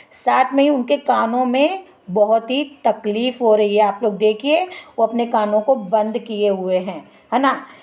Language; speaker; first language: Hindi; non-native, local second language; Marathi